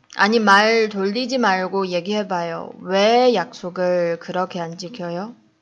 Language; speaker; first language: Korean; non-native, fluent; Chinese